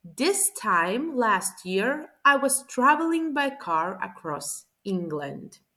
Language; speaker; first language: English; non-native, fluent; Latvian